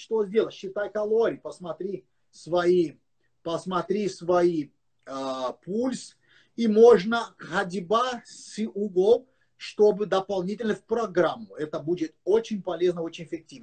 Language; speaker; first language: Russian; non-native, learner; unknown